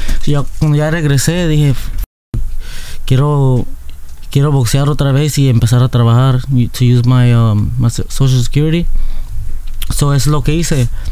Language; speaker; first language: Spanish; early bilingual, heritage; Spanish